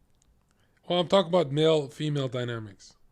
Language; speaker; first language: English; native; English